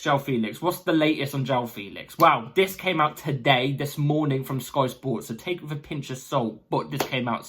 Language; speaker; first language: English; native; English